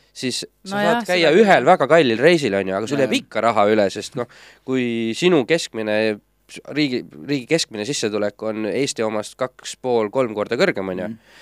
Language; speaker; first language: Estonian; native; Estonian